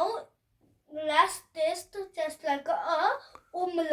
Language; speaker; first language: English; non-native, learner; Hindi